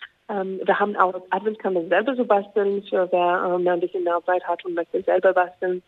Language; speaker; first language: German; non-native, fluent; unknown